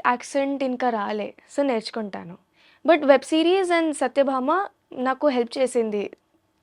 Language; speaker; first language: Telugu; non-native, learner; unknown